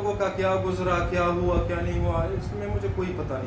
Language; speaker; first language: Hindi; non-native, local second language; Pashto